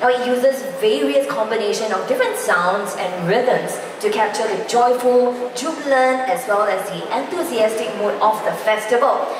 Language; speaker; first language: English; non-native, local second language; Chinese